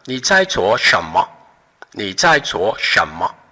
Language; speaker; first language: Chinese; non-native, fluent; Portuguese